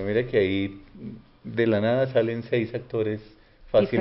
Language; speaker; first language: Spanish; native; Spanish